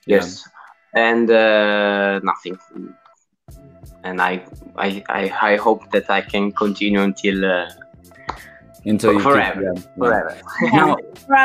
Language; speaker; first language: English; non-native, learner; Italian